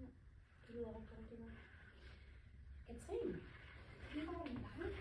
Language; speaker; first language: Danish; native; Danish